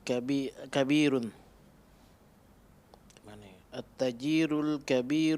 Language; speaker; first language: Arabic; non-native, learner; Indonesian